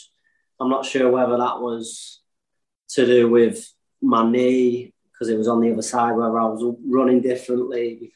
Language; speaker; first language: English; native; English